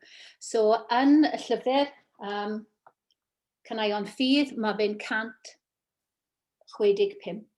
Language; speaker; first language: Welsh; non-native, local second language; English